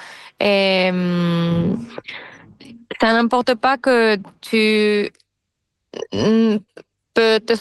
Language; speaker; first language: French; non-native, fluent; Spanish